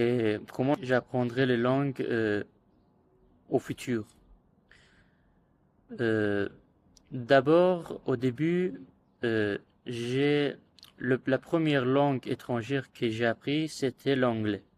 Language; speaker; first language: French; non-native, learner; Azerbaijani